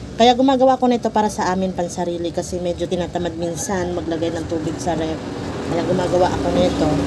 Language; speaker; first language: Filipino; non-native, local second language; Surigaonon